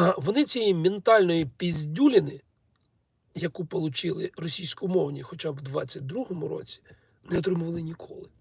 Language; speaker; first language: Ukrainian; non-native, local second language; Russian